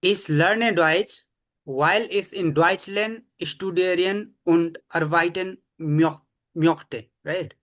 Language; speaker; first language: German; non-native, fluent; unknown